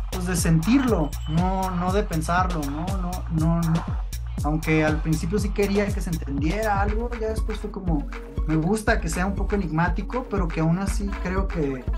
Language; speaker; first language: Spanish; native; Spanish